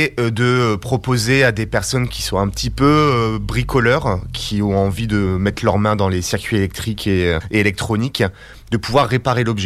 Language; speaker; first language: French; native; French